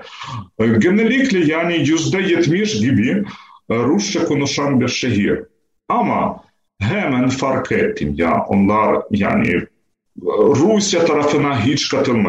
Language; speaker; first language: Turkish; non-native, fluent; Ukrainian